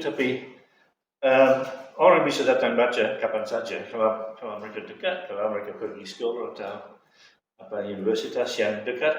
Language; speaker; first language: Indonesian; non-native, fluent; English